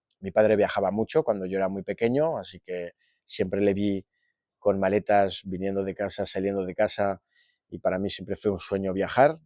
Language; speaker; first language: Spanish; native; Spanish